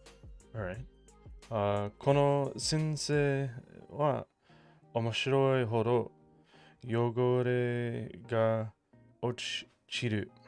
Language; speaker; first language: Japanese; non-native, learner; English